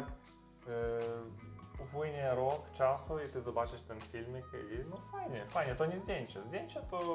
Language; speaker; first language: Polish; non-native, learner; Russian